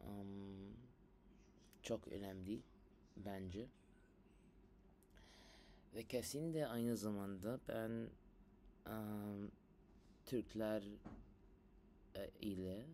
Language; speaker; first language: Turkish; non-native, learner; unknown